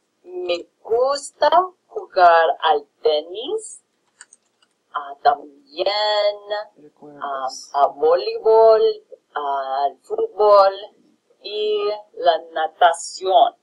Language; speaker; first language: Spanish; non-native, fluent; English